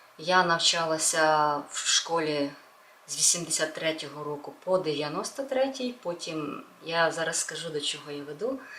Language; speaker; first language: Ukrainian; non-native, local second language; Russian